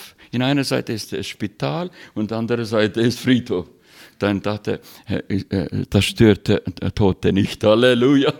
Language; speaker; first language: German; non-native, learner; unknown